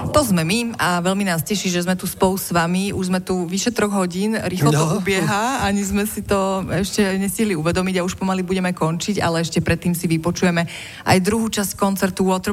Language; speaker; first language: Slovak; native; Slovak